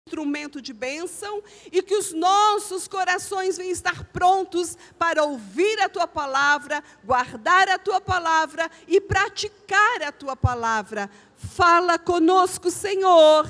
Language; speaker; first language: Portuguese; native; Portuguese